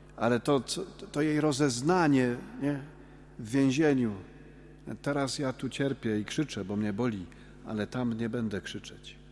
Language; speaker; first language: Polish; native; Polish